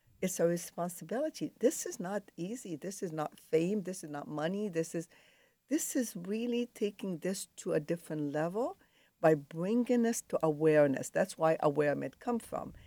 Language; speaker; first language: English; non-native, fluent; Arabic